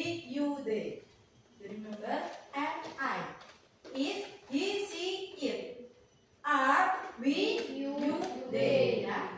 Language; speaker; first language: English; non-native, learner; Indonesian